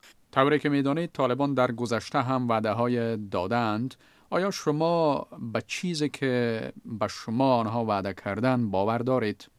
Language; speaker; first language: Persian; native; Persian